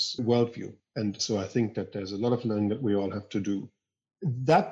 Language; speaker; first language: English; non-native, fluent; German